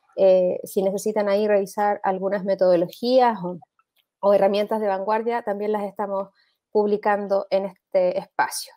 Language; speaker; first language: Spanish; native; Spanish